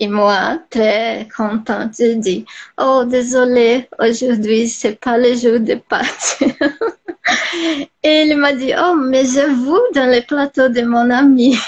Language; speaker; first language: French; non-native, learner; Portuguese